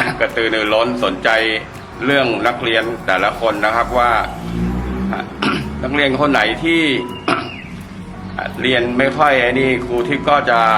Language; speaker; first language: Thai; native; Thai